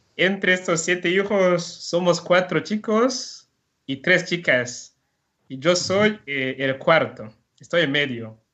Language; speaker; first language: Spanish; non-native, fluent; Rundi